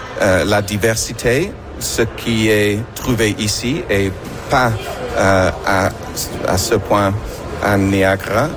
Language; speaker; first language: French; non-native, learner; English